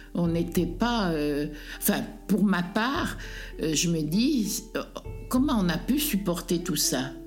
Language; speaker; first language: French; native; French